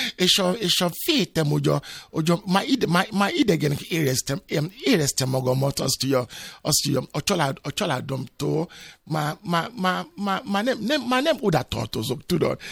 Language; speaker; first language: Hungarian; non-native, learner; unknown